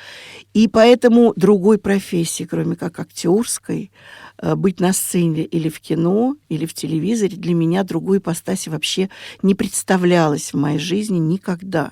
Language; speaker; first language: Russian; native; Russian